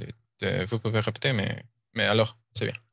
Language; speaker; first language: French; non-native, learner; Spanish